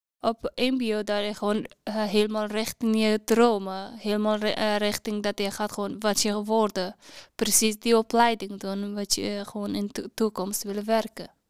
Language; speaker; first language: Dutch; non-native, learner; Persian